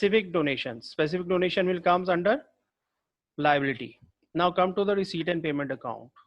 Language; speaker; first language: English; non-native, local second language; Hindi